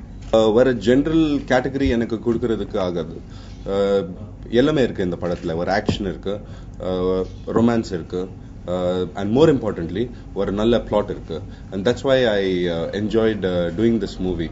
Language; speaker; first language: Tamil; non-native, learner; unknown